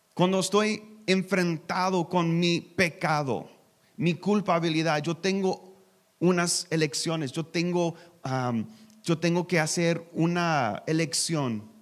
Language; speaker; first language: Spanish; non-native, learner; English